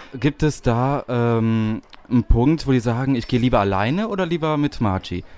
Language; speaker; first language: German; native; German